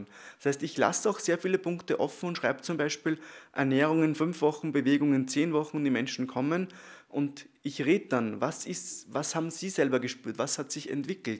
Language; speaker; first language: German; native; German